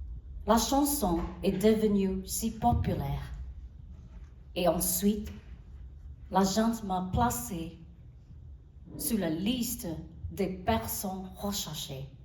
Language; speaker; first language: French; non-native, learner; Burmese